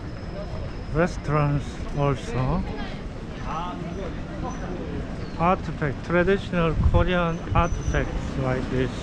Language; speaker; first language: English; non-native, learner; Korean